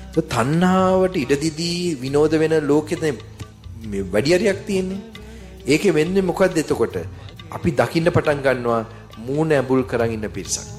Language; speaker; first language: Sinhala; native; Sinhala